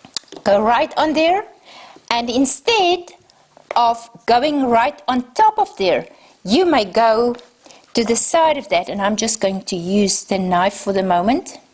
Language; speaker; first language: English; non-native, local second language; Afrikaans